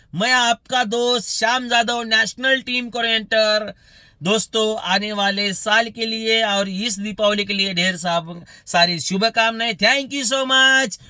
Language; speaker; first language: Hindi; non-native, local second language; Marathi